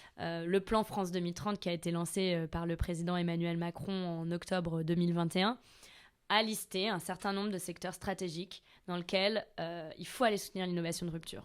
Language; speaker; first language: French; native; French